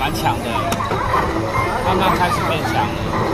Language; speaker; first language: Chinese; native; Chinese